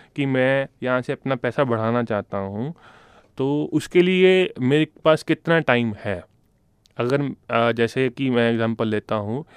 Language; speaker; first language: Hindi; non-native, local second language; Punjabi